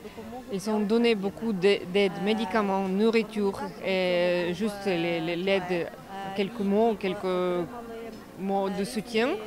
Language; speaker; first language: French; non-native, fluent; Ukrainian